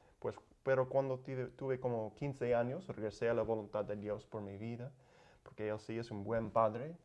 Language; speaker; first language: Spanish; non-native, learner; English